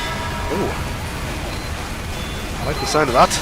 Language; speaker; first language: English; native; English